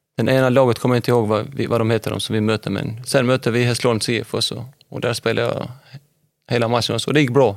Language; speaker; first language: Swedish; early bilingual, other home language; Albanian